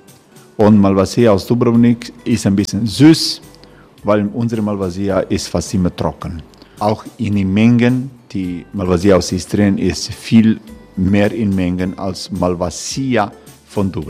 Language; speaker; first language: German; non-native, fluent; Croatian